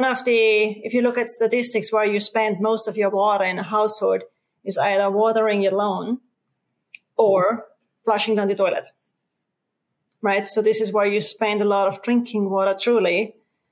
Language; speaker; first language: English; non-native, fluent; German